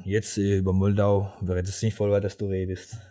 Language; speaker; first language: German; non-native, fluent; Georgian